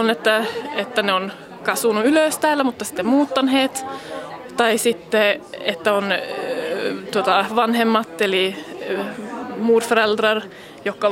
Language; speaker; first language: Finnish; early bilingual, heritage; Finnish